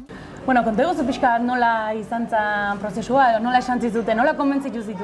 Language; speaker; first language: Basque; native; Basque